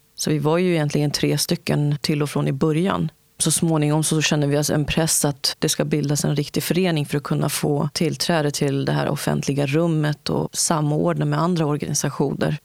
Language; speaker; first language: Swedish; early bilingual, other home language; Kurdish